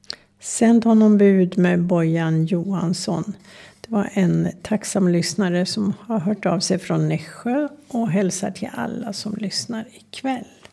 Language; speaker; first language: Swedish; native; Swedish